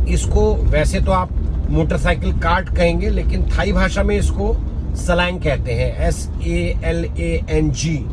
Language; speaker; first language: Hindi; native; Hindi